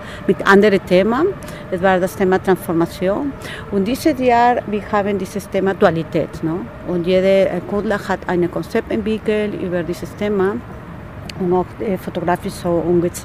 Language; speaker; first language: German; non-native, fluent; Spanish